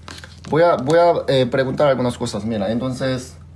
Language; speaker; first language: Spanish; non-native, fluent; Korean